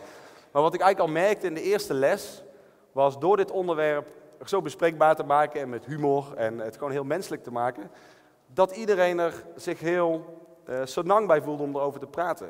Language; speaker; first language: Dutch; native; Dutch